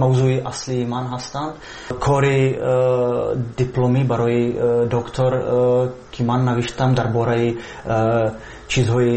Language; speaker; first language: Persian; non-native, learner; Czech